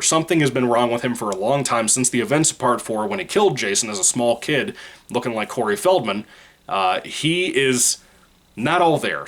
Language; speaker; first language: English; native; English